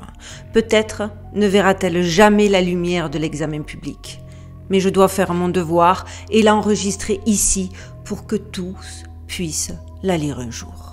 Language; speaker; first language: French; native; French